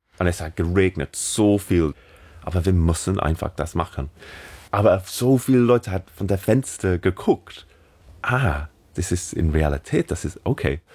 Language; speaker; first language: German; non-native, learner; English